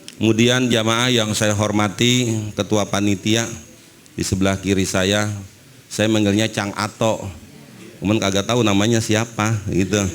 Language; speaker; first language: Indonesian; native; Indonesian